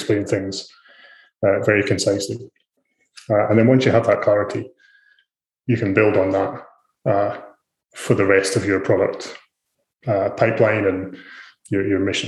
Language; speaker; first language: English; native; English